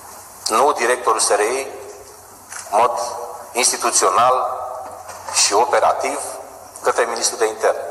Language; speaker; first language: Romanian; native; Romanian